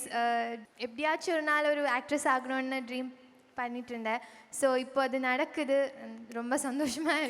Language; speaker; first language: Tamil; non-native, local second language; Malayalam